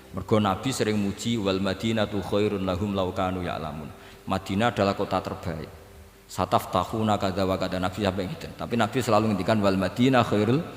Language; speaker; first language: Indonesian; non-native, local second language; Javanese